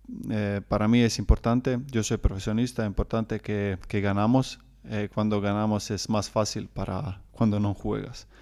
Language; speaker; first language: Spanish; non-native, learner; Croatian